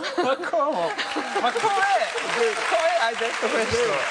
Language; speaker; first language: Italian; non-native, fluent; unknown